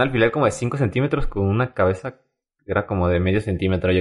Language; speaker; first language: Spanish; native; Spanish